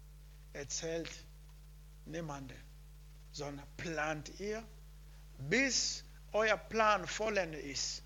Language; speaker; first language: German; non-native, learner; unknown